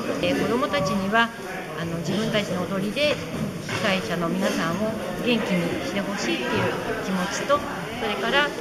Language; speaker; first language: Japanese; native; Japanese